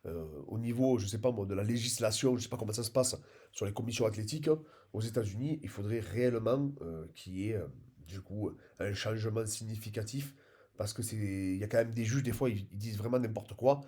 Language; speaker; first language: French; native; French